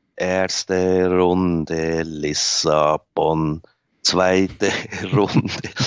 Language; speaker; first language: German; native; German